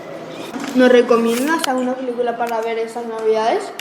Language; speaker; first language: Spanish; native; Spanish